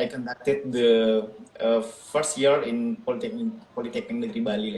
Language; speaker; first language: English; non-native, local second language; Indonesian